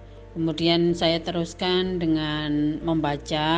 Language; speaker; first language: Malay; non-native, local second language; Javanese